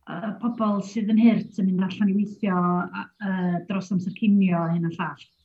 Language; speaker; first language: Welsh; native; Welsh